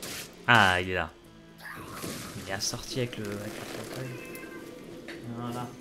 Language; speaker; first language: French; native; French